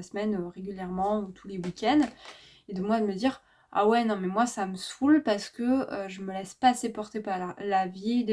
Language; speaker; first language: French; native; French